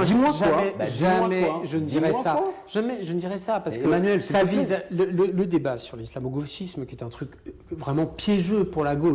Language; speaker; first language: French; native; French